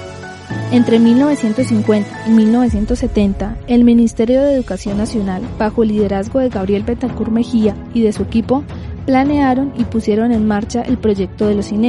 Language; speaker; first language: Spanish; native; Spanish